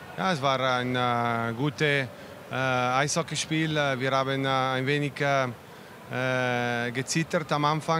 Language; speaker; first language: German; non-native, local second language; Italian